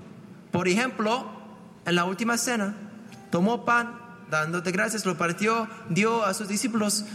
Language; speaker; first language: Spanish; non-native, fluent; English